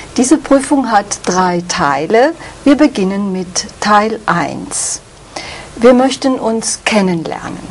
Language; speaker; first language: German; native; German